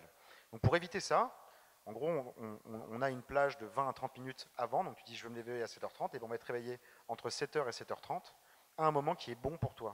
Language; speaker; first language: French; native; French